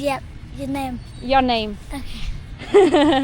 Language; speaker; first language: English; non-native, learner; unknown